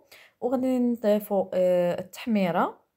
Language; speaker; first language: Arabic; native; Arabic